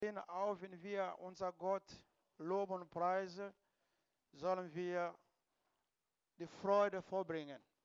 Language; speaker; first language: German; non-native, learner; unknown